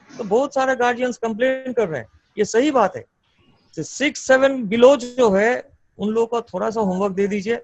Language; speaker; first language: Hindi; non-native, local second language; Bangla